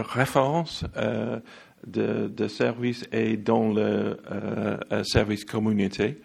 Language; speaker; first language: French; non-native, learner; English